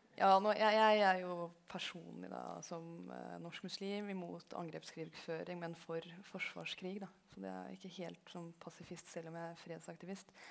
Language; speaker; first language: Norwegian; early bilingual, other home language; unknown